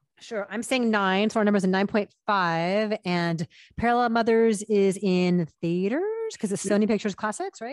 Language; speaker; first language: English; native; English